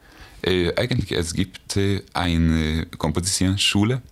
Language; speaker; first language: German; non-native, fluent; Hungarian